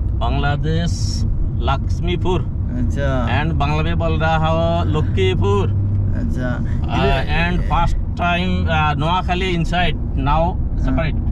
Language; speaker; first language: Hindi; non-native, learner; Bangla